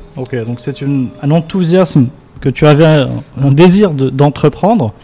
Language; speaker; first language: French; non-native, local second language; Arabic